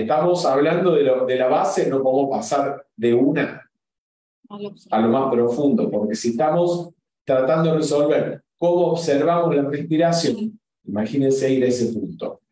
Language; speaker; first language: Spanish; native; Spanish